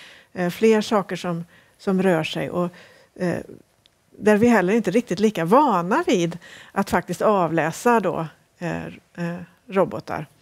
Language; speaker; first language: Swedish; native; Swedish